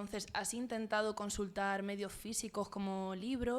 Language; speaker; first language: Spanish; native; Spanish